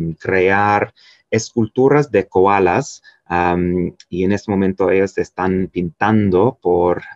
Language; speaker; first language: Spanish; non-native, fluent; English